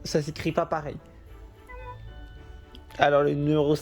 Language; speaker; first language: French; native; French